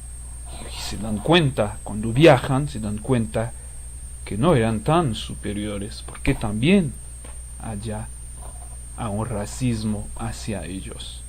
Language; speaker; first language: Spanish; non-native, fluent; Haitian Creole